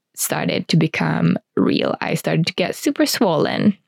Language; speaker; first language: English; non-native, fluent; Finnish